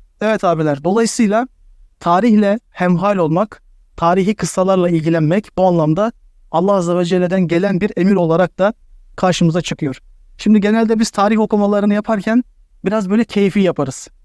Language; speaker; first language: Turkish; native; Turkish